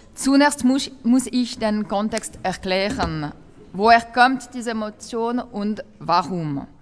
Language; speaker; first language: German; non-native, local second language; French